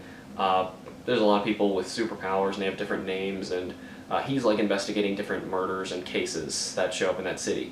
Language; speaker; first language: English; native; English